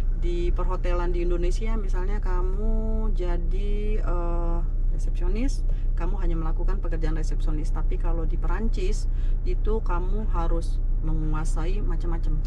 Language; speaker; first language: Indonesian; native; Indonesian